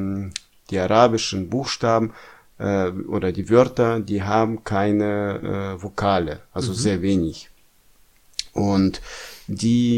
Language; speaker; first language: German; non-native, fluent; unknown